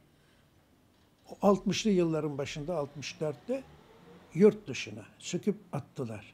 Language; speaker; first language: Turkish; non-native, local second language; Greek